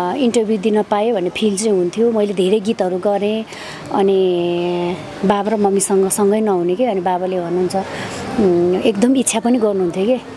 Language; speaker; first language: Nepali; non-native, local second language; Eastern Tamang